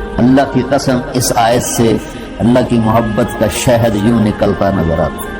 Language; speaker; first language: Urdu; non-native, local second language; Punjabi